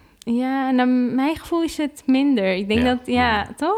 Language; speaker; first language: Dutch; non-native, fluent; Arabic